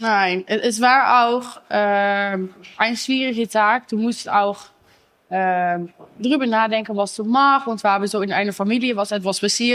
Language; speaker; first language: German; non-native, learner; Dutch